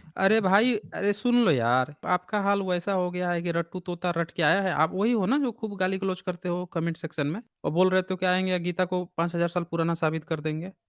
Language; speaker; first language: Hindi; native; Hindi